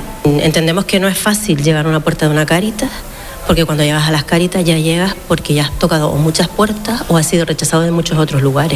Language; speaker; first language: Spanish; native; Spanish